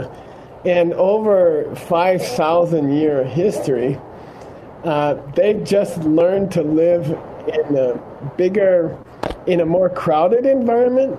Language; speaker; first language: English; native; English